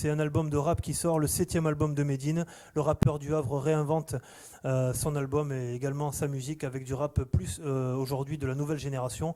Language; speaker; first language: French; native; French